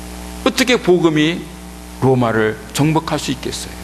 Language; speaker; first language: Korean; native; Korean